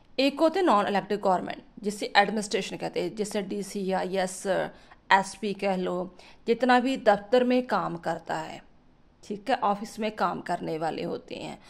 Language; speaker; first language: Hindi; non-native, local second language; Punjabi